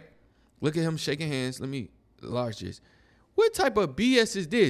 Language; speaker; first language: English; native; English